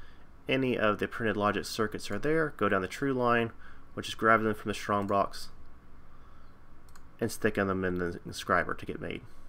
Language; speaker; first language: English; native; English